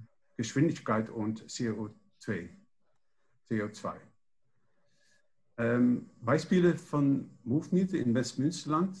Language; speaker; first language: German; non-native, learner; Dutch